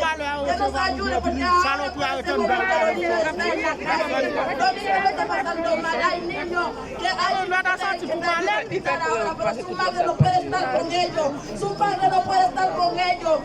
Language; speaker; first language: Spanish; non-native, fluent; Haitian Creole